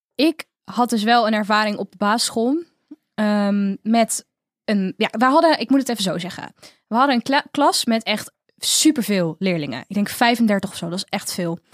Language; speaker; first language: Dutch; native; Dutch